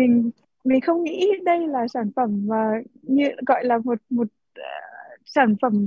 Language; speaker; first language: Vietnamese; early bilingual, heritage; Vietnamese